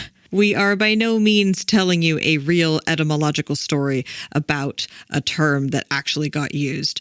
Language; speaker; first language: English; native; English